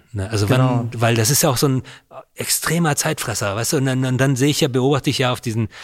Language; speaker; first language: German; native; German